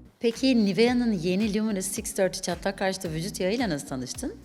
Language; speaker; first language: Turkish; native; Turkish